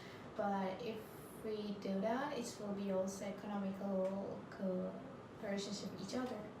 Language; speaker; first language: English; non-native, learner; Turkish